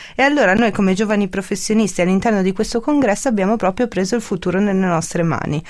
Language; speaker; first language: Italian; native; Italian